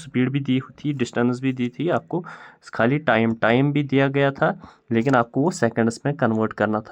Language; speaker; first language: Hindi; non-native, local second language; Kashmiri